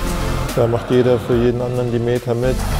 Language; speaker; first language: German; native; German